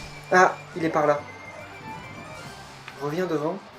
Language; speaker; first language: French; native; French